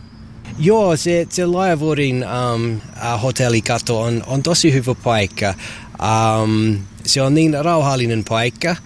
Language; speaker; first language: Finnish; non-native, learner; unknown